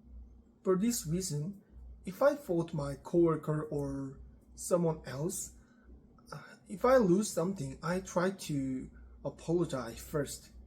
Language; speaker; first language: English; non-native, learner; Korean